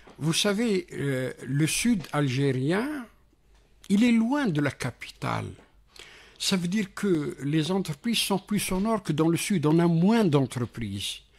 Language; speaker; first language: French; non-native, local second language; Arabic